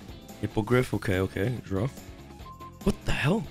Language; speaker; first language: English; native; English